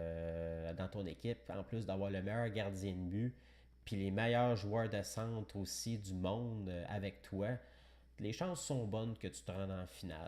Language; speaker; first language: French; native; French